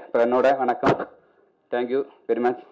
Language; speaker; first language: Tamil; non-native, learner; Malayalam